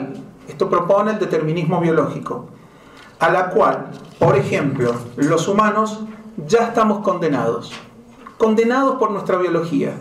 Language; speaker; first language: Spanish; native; Spanish